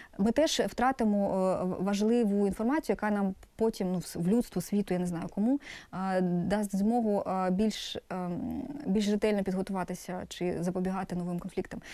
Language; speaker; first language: Ukrainian; non-native, local second language; Russian